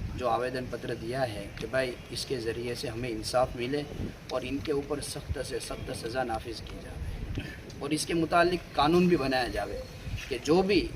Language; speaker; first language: Urdu; non-native, local second language; Gujarati